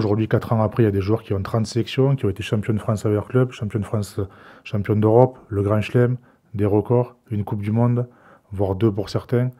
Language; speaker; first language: French; native; French